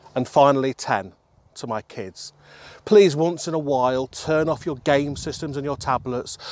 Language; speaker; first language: English; native; English